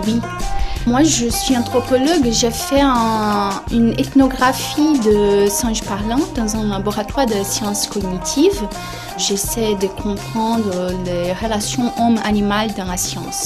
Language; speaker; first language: French; non-native, fluent; Portuguese